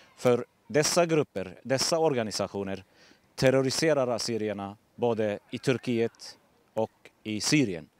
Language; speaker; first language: Swedish; non-native, fluent; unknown